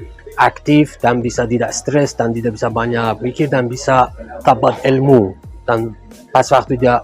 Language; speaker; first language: Indonesian; non-native, learner; Persian